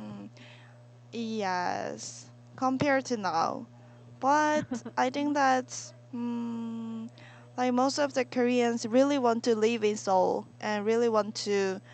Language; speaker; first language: English; non-native, learner; Korean